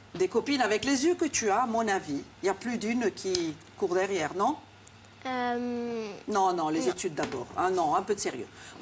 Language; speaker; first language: French; native; French